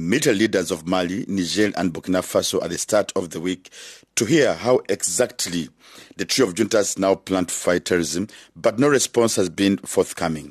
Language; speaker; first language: English; non-native, local second language; Kinyarwanda